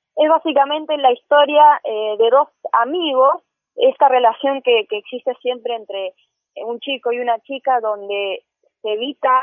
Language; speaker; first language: Spanish; native; Spanish